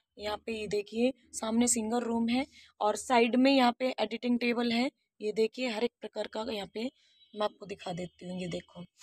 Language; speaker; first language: Hindi; native; Hindi